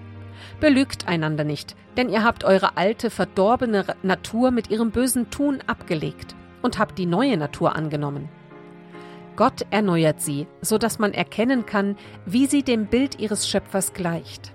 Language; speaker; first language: German; native; German